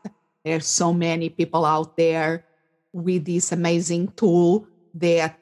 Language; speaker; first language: English; non-native, fluent; Portuguese